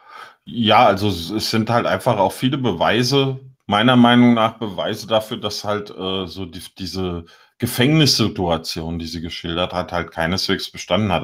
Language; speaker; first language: German; native; German